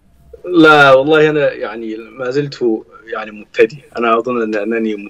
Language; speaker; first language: Arabic; non-native, learner; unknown